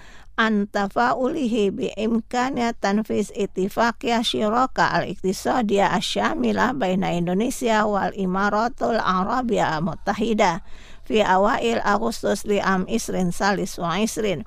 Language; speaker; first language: Arabic; non-native, fluent; Indonesian